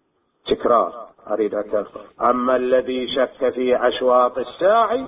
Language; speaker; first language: Arabic; native; Arabic